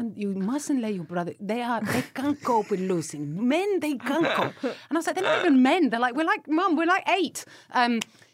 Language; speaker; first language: English; native; English